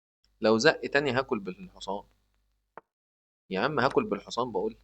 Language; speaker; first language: Arabic; native; Arabic